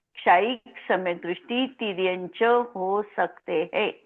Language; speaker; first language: Hindi; non-native, local second language; Marathi